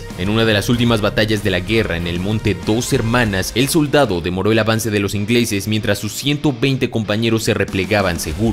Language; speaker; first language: Spanish; native; Spanish